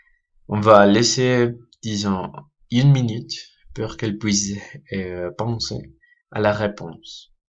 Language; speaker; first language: French; non-native, learner; Spanish